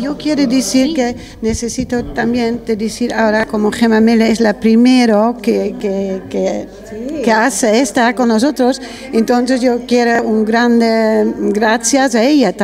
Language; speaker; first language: Spanish; non-native, learner; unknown